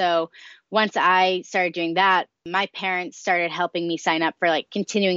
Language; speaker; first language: English; native; English